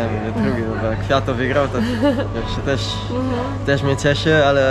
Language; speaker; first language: Polish; non-native, fluent; Italian